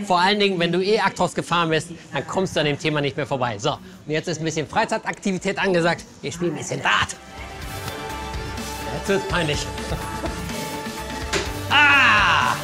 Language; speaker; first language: German; native; German